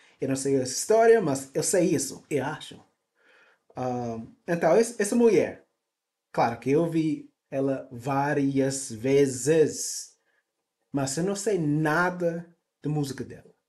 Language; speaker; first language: Portuguese; non-native, learner; English